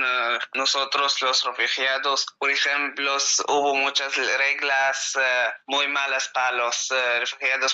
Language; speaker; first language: Spanish; non-native, learner; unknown